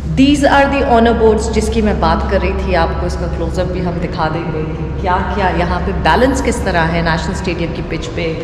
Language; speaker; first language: Urdu; native; Urdu